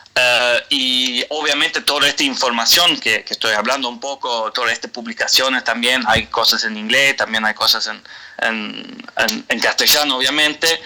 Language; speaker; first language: Spanish; non-native, fluent; Swedish